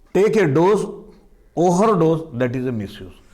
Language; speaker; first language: English; non-native, local second language; Marathi